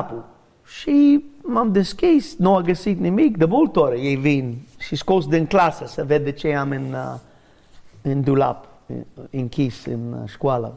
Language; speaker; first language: Romanian; non-native, fluent; English